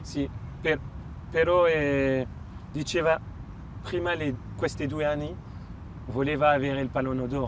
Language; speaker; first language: Italian; non-native, fluent; French